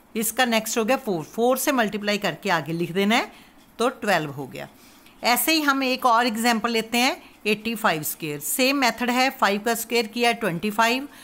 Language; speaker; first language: Hindi; non-native, local second language; Punjabi